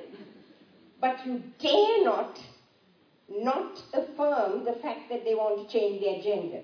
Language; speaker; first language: English; non-native, local second language; Sinhala